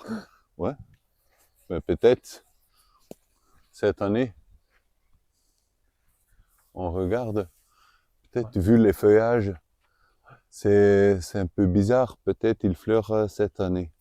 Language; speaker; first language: French; non-native, local second language; Dutch